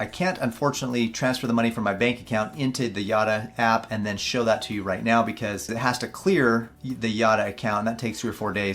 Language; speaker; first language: English; native; English